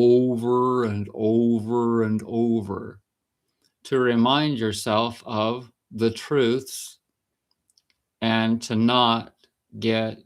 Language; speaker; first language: English; native; English